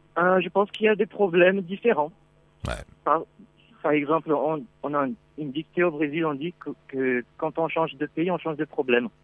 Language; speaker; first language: French; non-native, fluent; Portuguese